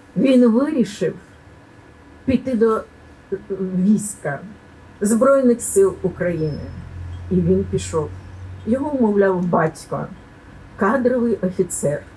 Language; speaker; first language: Ukrainian; native; Ukrainian